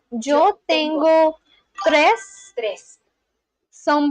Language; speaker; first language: Spanish; non-native, learner; Bangla